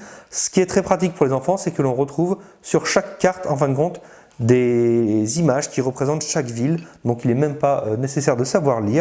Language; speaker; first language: French; native; French